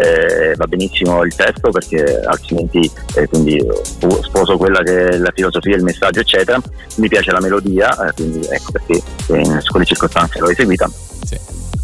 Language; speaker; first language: Italian; native; Italian